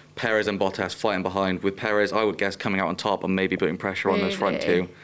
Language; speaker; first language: English; native; English